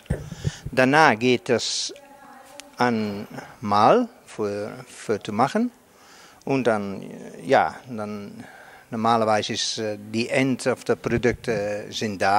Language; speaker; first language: German; non-native, learner; Dutch